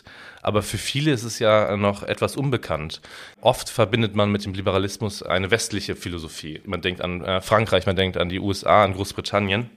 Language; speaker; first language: German; native; German